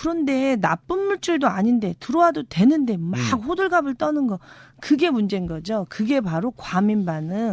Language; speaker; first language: Korean; native; Korean